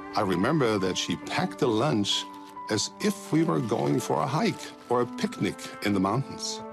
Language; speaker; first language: English; early bilingual, other home language; German